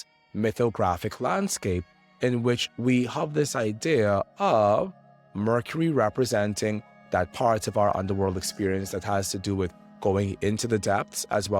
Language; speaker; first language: English; native; English